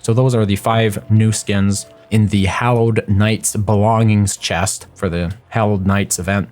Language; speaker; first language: English; native; English